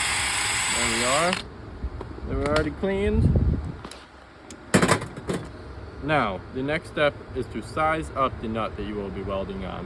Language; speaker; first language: English; native; English